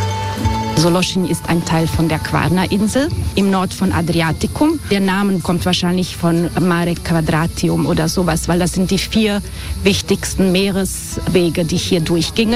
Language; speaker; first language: German; non-native, fluent; Croatian